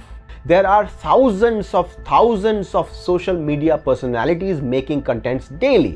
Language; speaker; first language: English; non-native, local second language; Hindi